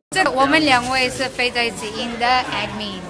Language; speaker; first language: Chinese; non-native, fluent; Filipino